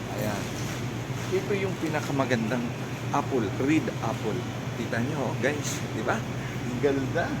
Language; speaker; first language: Filipino; non-native, local second language; Cebuano